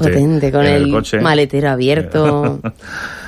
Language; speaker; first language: Spanish; native; Spanish